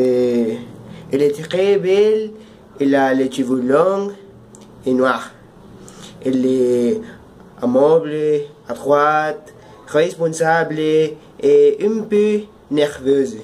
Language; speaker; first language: French; non-native, learner; Spanish